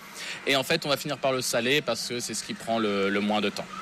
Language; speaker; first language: French; native; French